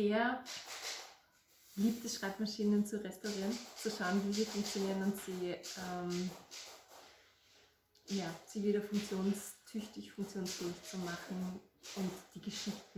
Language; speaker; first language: German; native; German